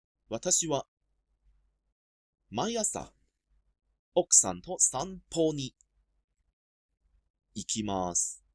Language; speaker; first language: Japanese; non-native, fluent; Cantonese